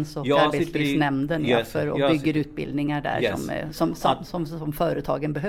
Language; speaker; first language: Swedish; native; Swedish